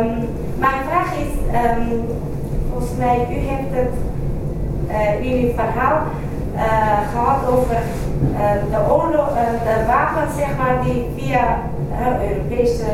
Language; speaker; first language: Dutch; non-native, fluent; Kurdish